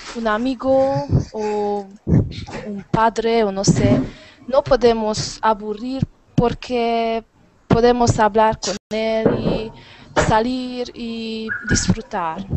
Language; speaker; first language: Spanish; non-native, learner; Hungarian